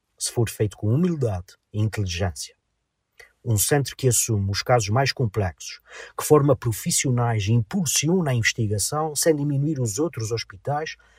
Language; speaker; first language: Portuguese; native; Portuguese